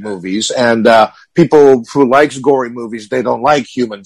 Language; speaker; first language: English; non-native, fluent; Japanese